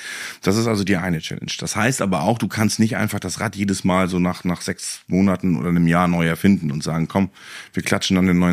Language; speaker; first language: German; native; German